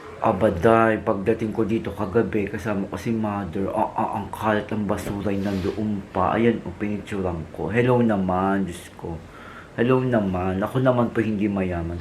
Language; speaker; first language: Filipino; native; Filipino